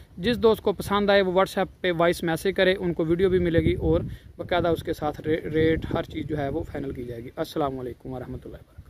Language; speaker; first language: Urdu; non-native, local second language; Punjabi